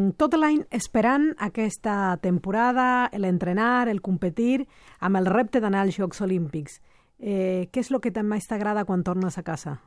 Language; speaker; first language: Catalan; non-native, fluent; Spanish